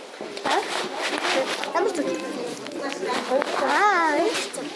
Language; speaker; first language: Korean; non-native, learner; Mongolian